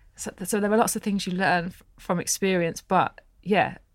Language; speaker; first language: English; native; English